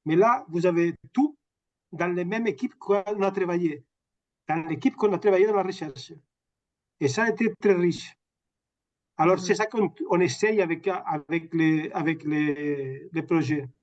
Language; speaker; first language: French; non-native, fluent; Catalan